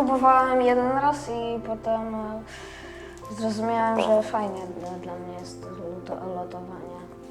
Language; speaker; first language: Polish; early bilingual, other home language; Russian